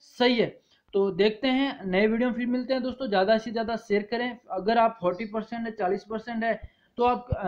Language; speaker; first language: Hindi; native; Hindi